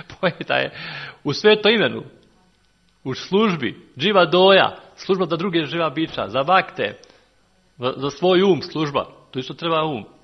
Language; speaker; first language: Serbian; native; Serbian